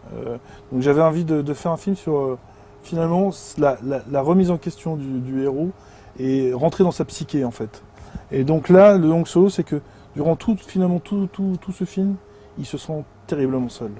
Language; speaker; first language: French; native; French